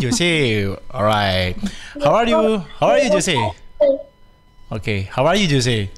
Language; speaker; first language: English; non-native, fluent; Indonesian